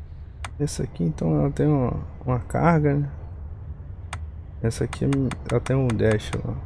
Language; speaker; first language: Portuguese; native; Portuguese